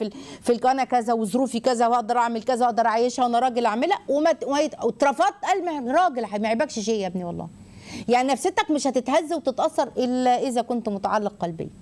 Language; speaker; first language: Arabic; native; Arabic